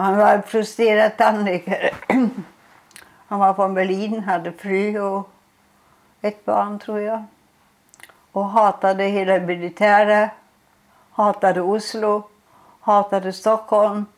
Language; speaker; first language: Swedish; non-native, fluent; German